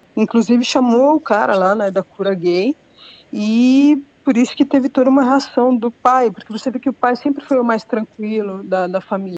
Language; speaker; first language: Portuguese; native; Portuguese